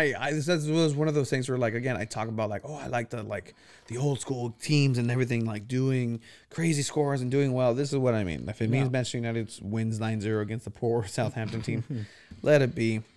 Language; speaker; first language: English; early bilingual, other home language; Spanish